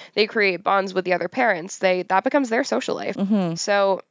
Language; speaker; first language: English; native; English